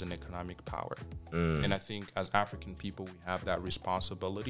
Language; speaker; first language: English; non-native, fluent; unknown